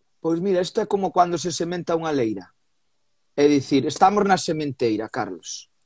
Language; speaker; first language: Galician; native; Galician